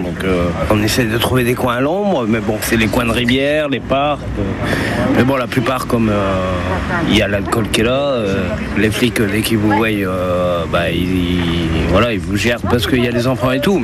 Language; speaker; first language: French; native; French